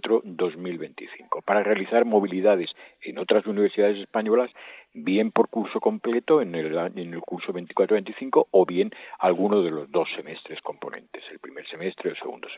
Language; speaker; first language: Spanish; native; Spanish